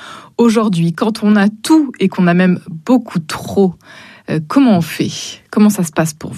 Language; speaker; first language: French; native; French